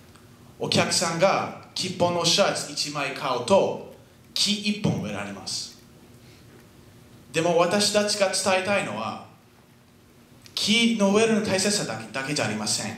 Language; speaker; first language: Japanese; non-native, fluent; French